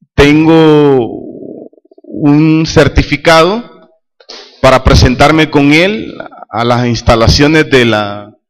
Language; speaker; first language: Spanish; native; Spanish